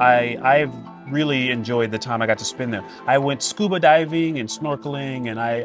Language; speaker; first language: English; native; English